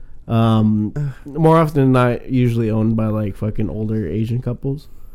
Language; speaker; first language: English; early bilingual, other home language; Spanish